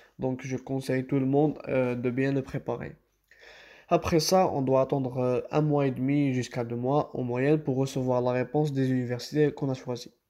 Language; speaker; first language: French; non-native, local second language; Arabic